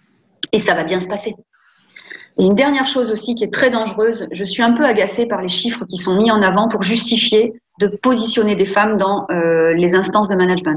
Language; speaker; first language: French; native; French